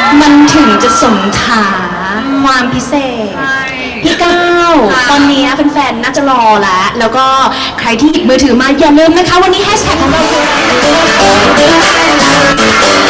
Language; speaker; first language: Thai; native; Thai